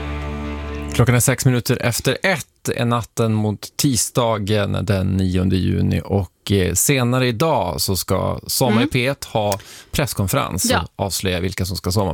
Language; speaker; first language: Swedish; native; Swedish